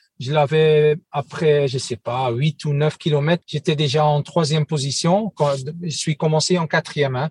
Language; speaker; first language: French; non-native, local second language; Dutch